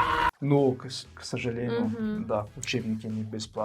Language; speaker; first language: Russian; non-native, fluent; English